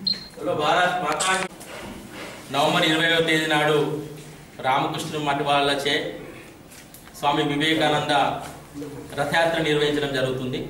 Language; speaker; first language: Telugu; native; Telugu